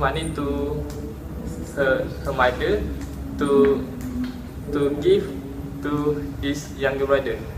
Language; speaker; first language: English; non-native, local second language; Malay